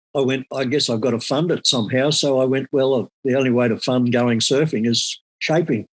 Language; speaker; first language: English; native; English